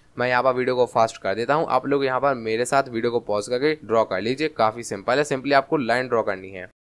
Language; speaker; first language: Hindi; native; Hindi